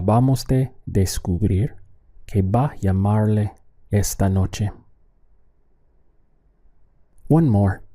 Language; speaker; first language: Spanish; non-native, fluent; English